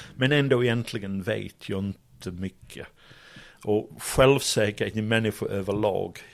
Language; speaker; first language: Swedish; non-native, fluent; English